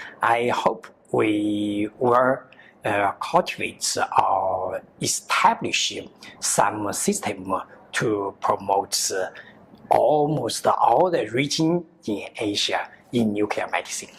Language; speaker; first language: English; non-native, learner; Chinese